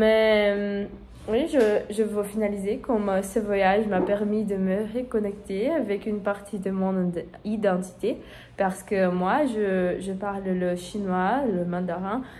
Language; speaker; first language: French; non-native, learner; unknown